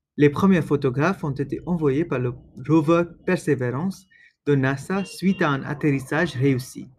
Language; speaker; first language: French; non-native, learner; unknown